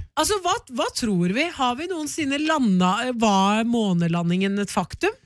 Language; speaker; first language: Norwegian; native; Norwegian